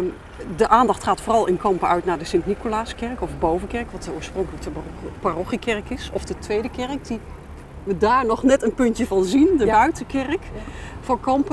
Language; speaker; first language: Dutch; native; Dutch